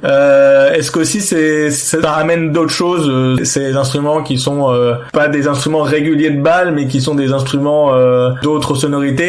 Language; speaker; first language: French; native; French